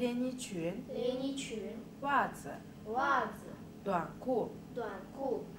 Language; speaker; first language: Chinese; non-native, fluent; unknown